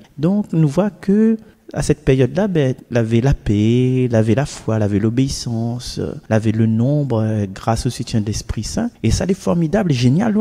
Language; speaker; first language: French; non-native, local second language; Réunion Creole French